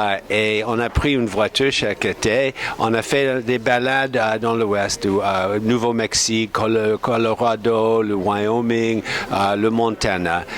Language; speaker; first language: French; non-native, fluent; English